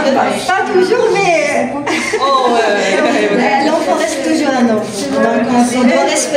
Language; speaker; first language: French; non-native, local second language; Arabic